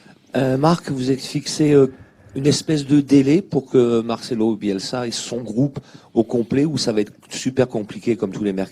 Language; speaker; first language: French; native; French